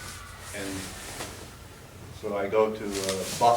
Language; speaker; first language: English; non-native, learner; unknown